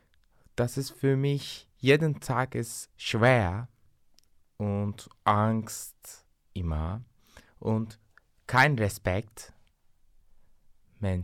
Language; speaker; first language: German; non-native, learner; Turkish